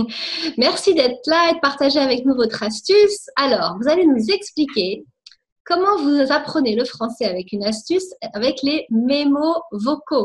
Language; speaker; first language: French; native; French